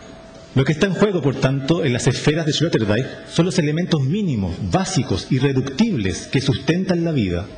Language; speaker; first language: Spanish; native; Spanish